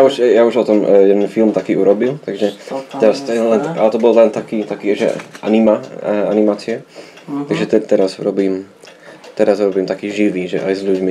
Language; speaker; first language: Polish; non-native, learner; Slovak